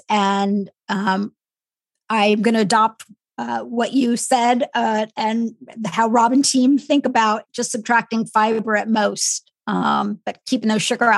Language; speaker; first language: English; native; English